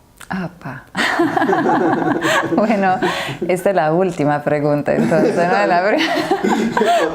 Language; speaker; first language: Spanish; non-native, fluent; Italian